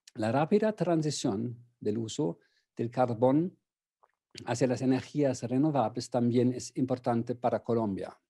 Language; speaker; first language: Spanish; non-native, fluent; German